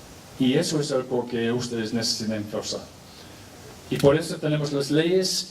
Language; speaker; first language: Spanish; non-native, fluent; English